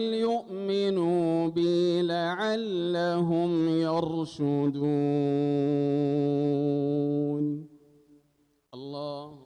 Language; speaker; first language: Arabic; native; Arabic